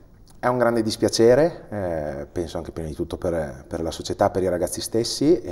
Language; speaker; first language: Italian; native; Italian